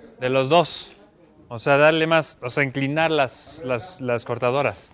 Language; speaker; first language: Spanish; native; Spanish